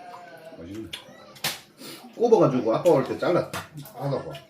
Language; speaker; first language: Korean; native; Korean